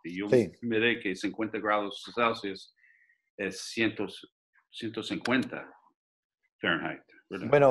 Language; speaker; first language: Spanish; non-native, fluent; English